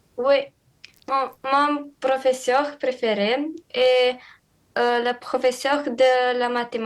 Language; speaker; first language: French; non-native, learner; Romanian